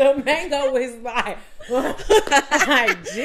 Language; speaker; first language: English; native; English